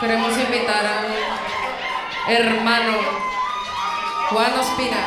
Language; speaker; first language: Spanish; early bilingual, other home language; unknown